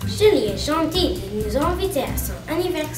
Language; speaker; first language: French; non-native, learner; English